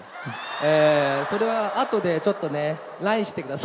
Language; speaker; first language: Japanese; native; Japanese